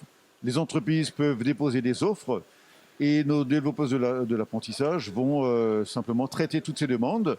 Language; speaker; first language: French; native; French